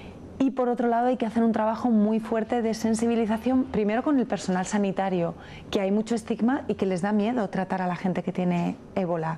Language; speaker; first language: Spanish; native; Spanish